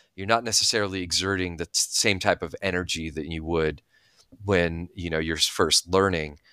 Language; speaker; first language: English; early bilingual, other home language; Bulgarian